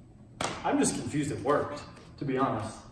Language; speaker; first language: English; native; English